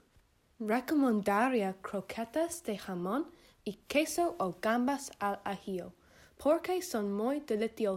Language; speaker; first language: Spanish; non-native, learner; English